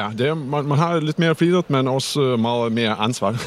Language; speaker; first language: Danish; non-native, fluent; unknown